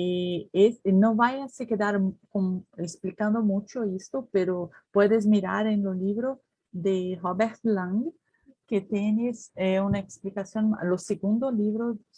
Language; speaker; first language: Spanish; non-native, learner; Portuguese